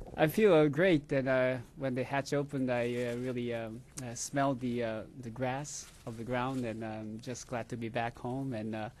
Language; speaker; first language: English; non-native, fluent; Japanese